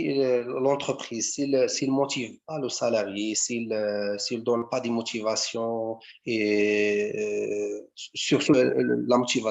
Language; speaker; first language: French; non-native, learner; Arabic